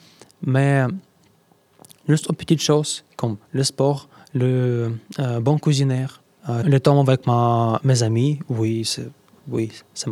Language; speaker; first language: French; non-native, learner; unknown